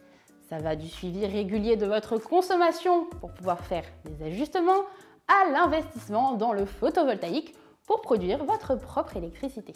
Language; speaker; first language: French; native; French